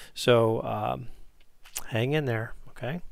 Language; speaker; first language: English; native; English